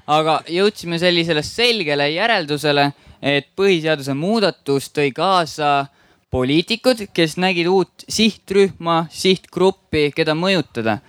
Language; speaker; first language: Estonian; native; Estonian